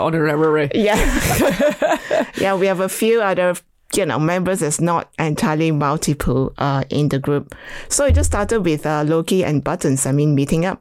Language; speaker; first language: English; non-native, local second language; Chinese